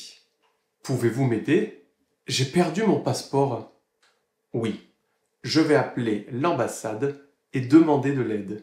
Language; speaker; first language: French; native; French